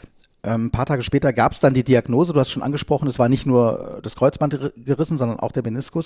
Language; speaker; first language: German; native; German